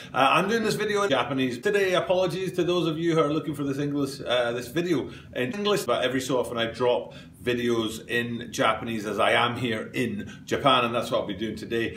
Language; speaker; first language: English; native; English